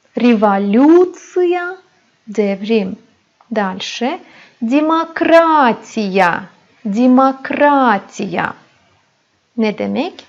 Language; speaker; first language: Turkish; non-native, fluent; Russian